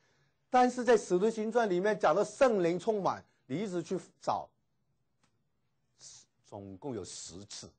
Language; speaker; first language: Chinese; native; Chinese